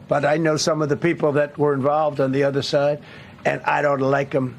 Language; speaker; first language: English; native; English